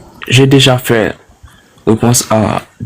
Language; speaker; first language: French; non-native, learner; Haitian Creole